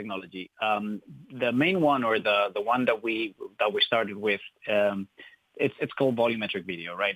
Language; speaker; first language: English; non-native, fluent; Spanish